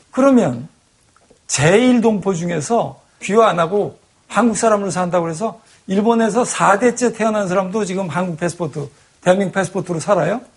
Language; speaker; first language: Korean; native; Korean